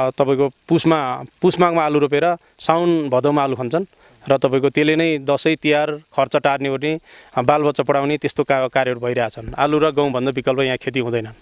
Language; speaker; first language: Nepali; non-native, local second language; Sherpa